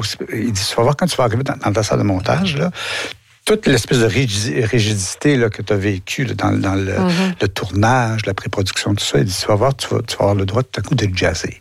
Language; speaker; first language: French; native; French